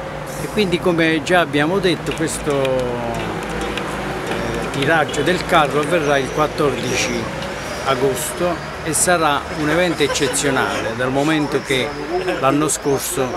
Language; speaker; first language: Italian; native; Italian